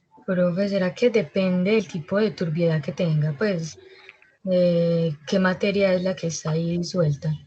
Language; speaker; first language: Spanish; native; Spanish